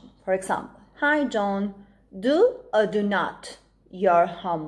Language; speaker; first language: English; non-native, fluent; Spanish